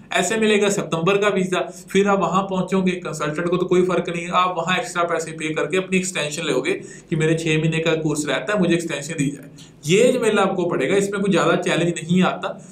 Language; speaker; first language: Hindi; non-native, local second language; Punjabi